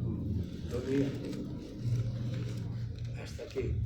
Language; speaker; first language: Spanish; native; Spanish